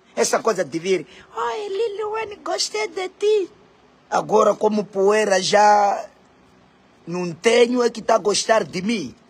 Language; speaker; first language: Portuguese; non-native, local second language; Makhuwa